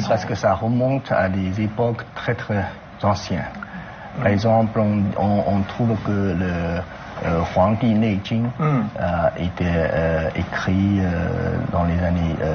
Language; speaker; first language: French; non-native, fluent; Chinese